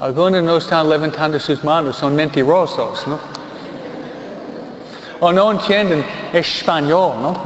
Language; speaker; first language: Spanish; non-native, fluent; English